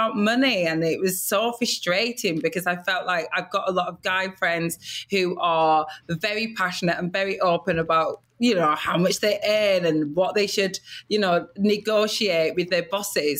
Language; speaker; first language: English; native; English